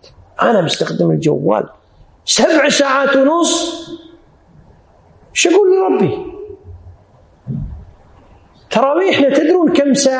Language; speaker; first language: Arabic; native; Arabic